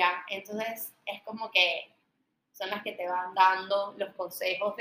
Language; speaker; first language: Spanish; native; Spanish